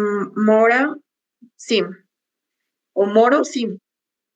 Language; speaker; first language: Portuguese; non-native, learner; Spanish